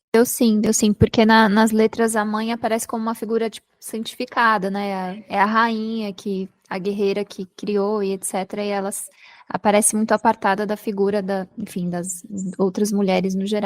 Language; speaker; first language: Portuguese; native; Portuguese